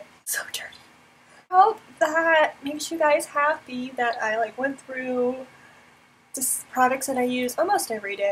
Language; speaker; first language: English; native; English